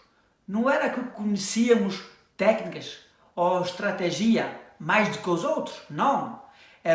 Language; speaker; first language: Portuguese; early bilingual, heritage; French